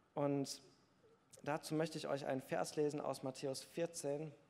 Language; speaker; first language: German; native; German